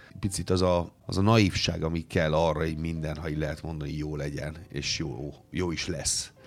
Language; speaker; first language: Hungarian; non-native, fluent; Italian